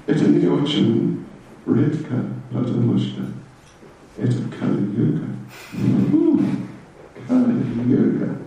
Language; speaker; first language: Russian; non-native, learner; English